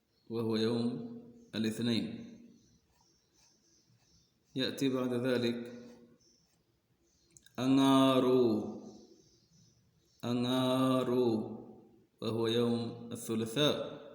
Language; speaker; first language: Arabic; non-native, fluent; Sindhi